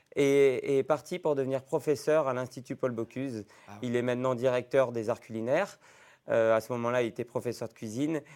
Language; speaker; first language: French; native; French